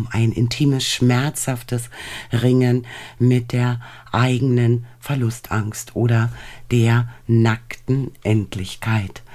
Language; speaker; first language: German; native; German